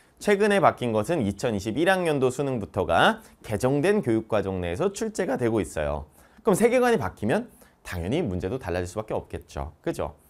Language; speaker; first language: Korean; native; Korean